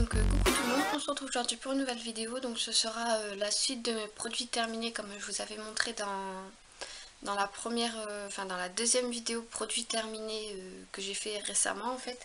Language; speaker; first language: French; native; French